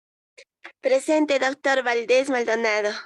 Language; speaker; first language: Spanish; native; Spanish